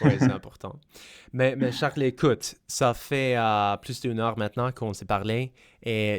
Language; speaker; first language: French; non-native, fluent; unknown